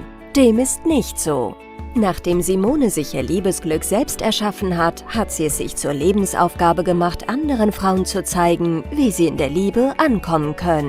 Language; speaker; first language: German; native; German